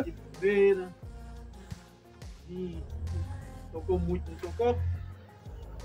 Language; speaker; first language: Portuguese; native; Portuguese